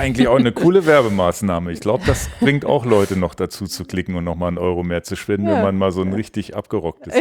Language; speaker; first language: German; native; German